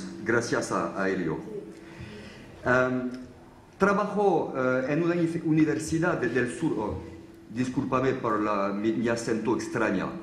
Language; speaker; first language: Spanish; non-native, fluent; French